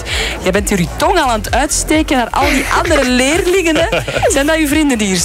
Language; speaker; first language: Dutch; native; Dutch